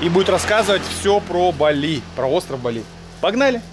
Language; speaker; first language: Russian; native; Russian